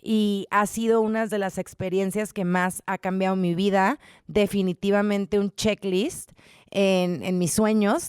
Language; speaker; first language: Spanish; native; Spanish